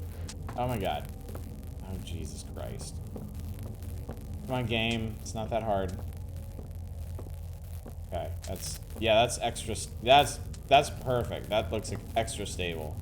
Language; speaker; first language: English; native; English